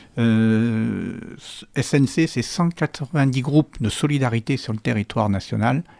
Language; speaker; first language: French; native; French